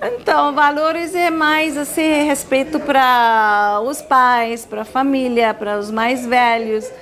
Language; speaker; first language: Portuguese; non-native, fluent; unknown